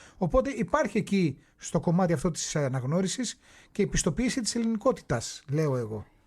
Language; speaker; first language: Greek; native; Greek